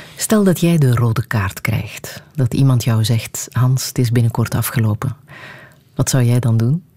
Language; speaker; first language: Dutch; native; Dutch